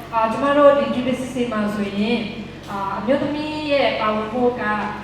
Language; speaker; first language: Burmese; non-native, local second language; Shwe Palaung